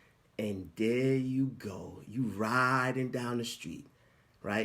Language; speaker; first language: English; native; English